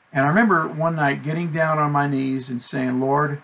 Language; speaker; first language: English; native; English